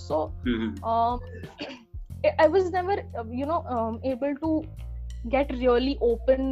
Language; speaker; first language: English; non-native, local second language; Hindi